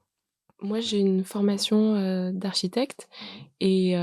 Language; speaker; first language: French; early bilingual, other home language; Vietnamese